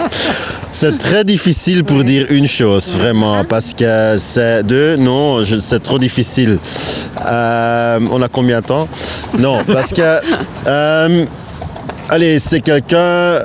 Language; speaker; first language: French; non-native, local second language; Dutch